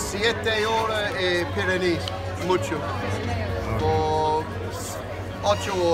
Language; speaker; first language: Spanish; non-native, learner; English